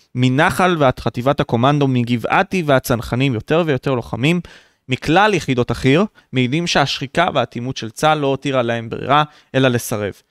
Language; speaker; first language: Hebrew; native; Hebrew